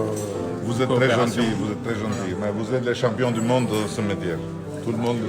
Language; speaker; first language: French; non-native, fluent; Albanian